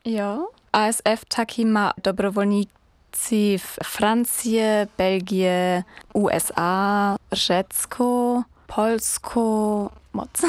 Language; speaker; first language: Czech; non-native, learner; German